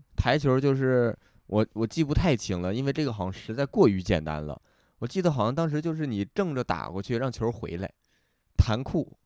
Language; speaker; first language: Chinese; native; Chinese